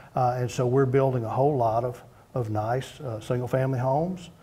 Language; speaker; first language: English; native; English